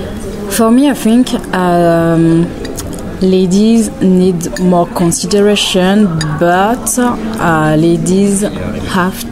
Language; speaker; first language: English; non-native, learner; French